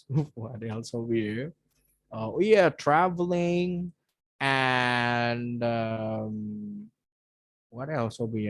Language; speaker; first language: English; non-native, fluent; Indonesian